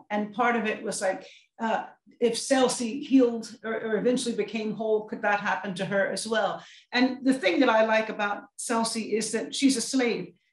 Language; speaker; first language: English; native; English